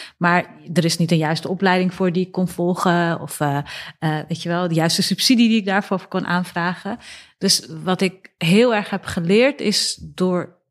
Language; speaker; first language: Dutch; early bilingual, other home language; Persian